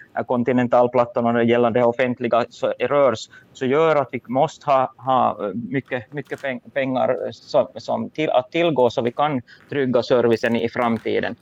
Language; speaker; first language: Swedish; native; Swedish